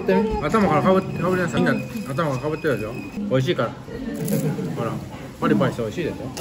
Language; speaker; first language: Japanese; native; Japanese